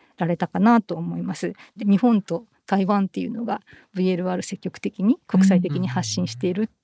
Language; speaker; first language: Japanese; native; Japanese